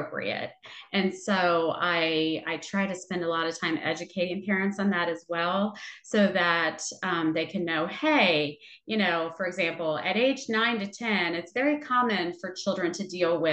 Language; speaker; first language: English; native; English